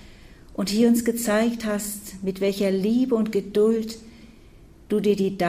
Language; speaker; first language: German; native; German